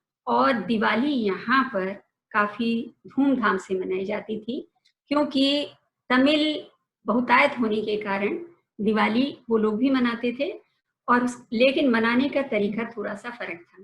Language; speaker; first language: Hindi; native; Hindi